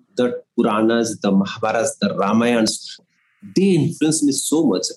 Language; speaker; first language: English; non-native, local second language; Odia